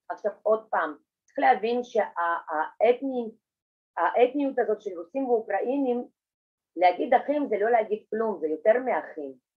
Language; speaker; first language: Hebrew; non-native, fluent; Russian